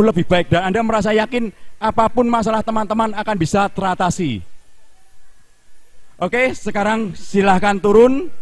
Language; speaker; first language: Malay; non-native, local second language; Javanese